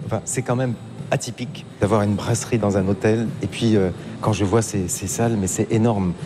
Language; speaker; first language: French; native; French